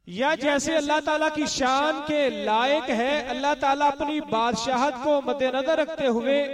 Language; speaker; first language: Urdu; non-native, local second language; Punjabi